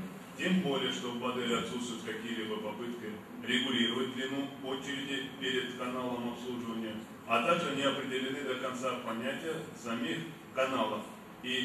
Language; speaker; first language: Russian; native; Russian